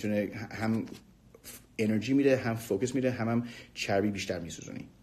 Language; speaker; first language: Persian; early bilingual, heritage; Persian